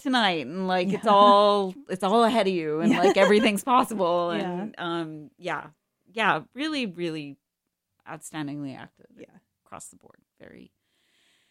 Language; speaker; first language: English; native; English